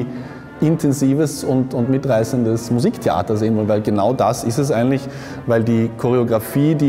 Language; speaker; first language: German; native; German